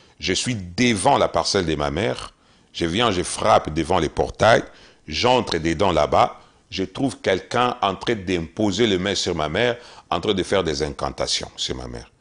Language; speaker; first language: French; non-native, local second language; Lingala